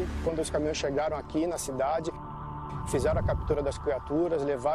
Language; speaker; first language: Portuguese; native; Portuguese